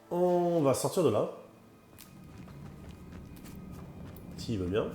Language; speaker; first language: French; native; French